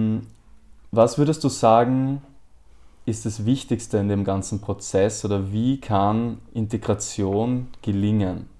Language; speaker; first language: German; native; German